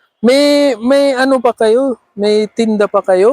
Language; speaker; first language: Filipino; non-native, learner; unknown